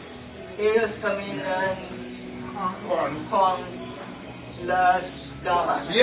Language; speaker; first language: Spanish; non-native, learner; English